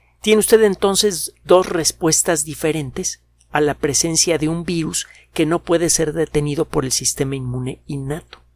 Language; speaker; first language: Spanish; native; Spanish